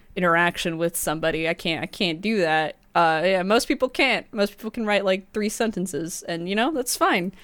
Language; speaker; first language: English; early bilingual, other home language; Spanish